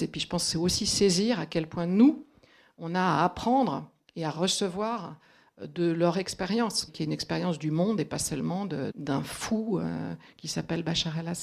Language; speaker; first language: French; native; French